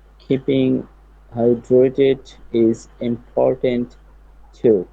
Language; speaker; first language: English; non-native, learner; Bangla